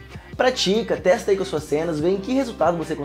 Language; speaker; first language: Portuguese; native; Portuguese